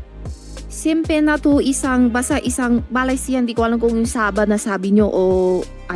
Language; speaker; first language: Filipino; non-native, learner; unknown